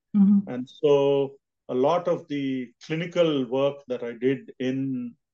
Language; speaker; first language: English; non-native, local second language; Telugu